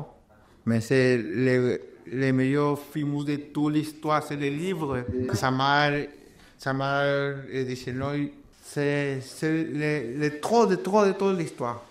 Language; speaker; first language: French; non-native, learner; Spanish